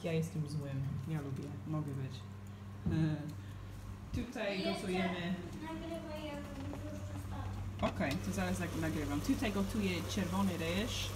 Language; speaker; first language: Polish; non-native, learner; English